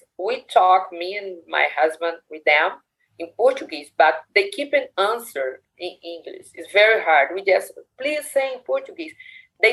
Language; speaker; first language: English; non-native, learner; Portuguese